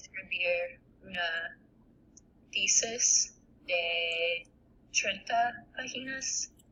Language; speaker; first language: Spanish; non-native, learner; English